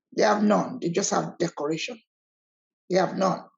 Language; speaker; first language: English; non-native, local second language; Yoruba